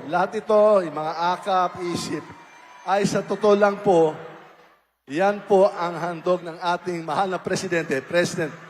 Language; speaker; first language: Filipino; native; Filipino